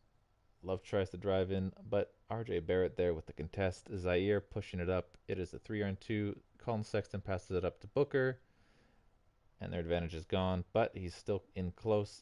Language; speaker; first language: English; native; English